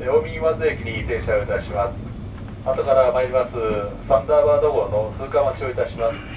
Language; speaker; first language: Japanese; native; Japanese